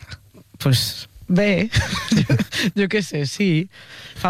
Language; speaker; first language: Catalan; non-native, learner; Spanish